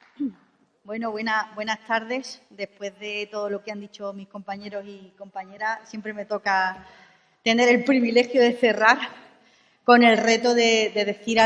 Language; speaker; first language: Spanish; native; Spanish